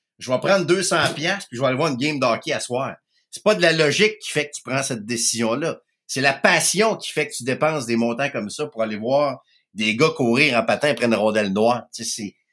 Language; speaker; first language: French; native; French